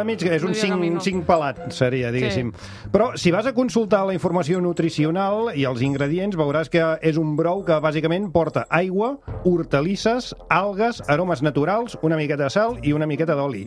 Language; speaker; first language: Catalan; native; Catalan